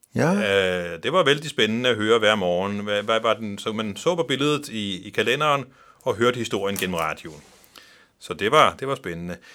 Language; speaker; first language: Danish; non-native, local second language; Faroese